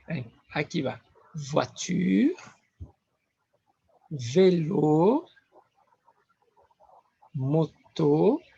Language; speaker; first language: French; non-native, fluent; Spanish